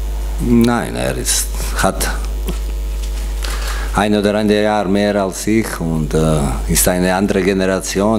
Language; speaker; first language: German; non-native, fluent; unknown